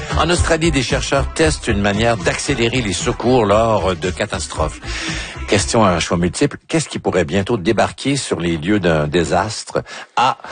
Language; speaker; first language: French; native; French